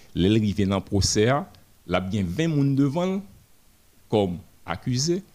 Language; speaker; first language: French; non-native, local second language; Haitian Creole